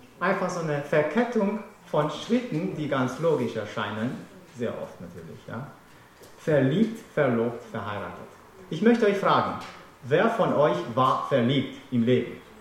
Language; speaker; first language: German; non-native, fluent; Romanian